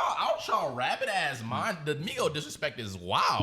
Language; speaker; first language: English; native; English